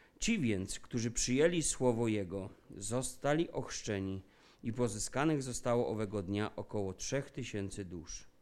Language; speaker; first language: Polish; native; Polish